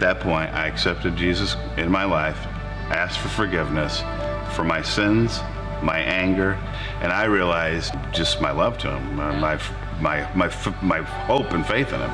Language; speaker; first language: English; native; English